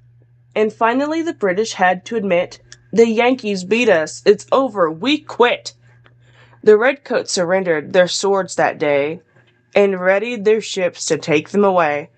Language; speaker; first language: English; native; English